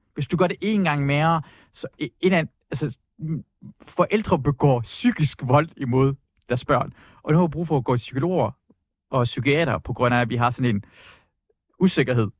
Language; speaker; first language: Danish; early bilingual, other home language; Persian